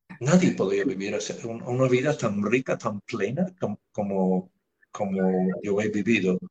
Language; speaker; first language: Spanish; non-native, fluent; English